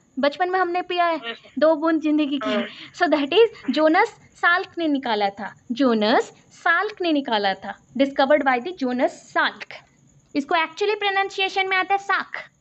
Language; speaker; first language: Hindi; non-native, local second language; Odia